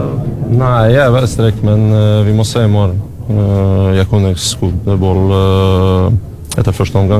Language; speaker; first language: Norwegian; non-native, fluent; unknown